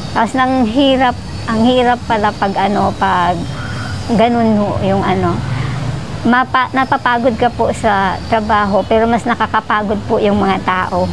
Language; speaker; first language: Filipino; non-native, local second language; Aklanon